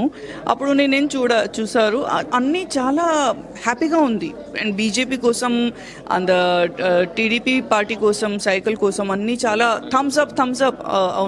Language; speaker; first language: Telugu; non-native, learner; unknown